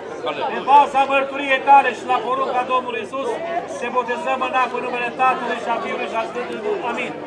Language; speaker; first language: Romanian; native; Romanian